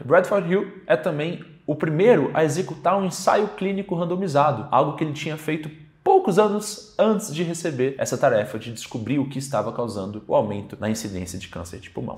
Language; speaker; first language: Portuguese; native; Portuguese